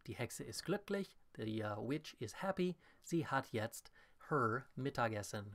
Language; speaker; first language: German; non-native, fluent; English